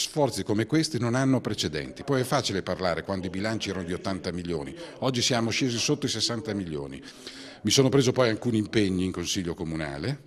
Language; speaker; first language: Italian; native; Italian